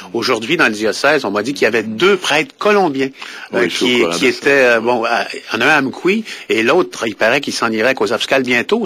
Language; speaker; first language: French; native; French